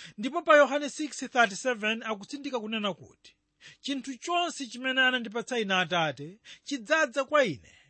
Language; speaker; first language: Nyanja; native; Nyanja